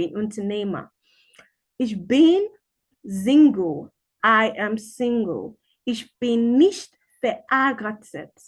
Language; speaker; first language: German; non-native, learner; Yoruba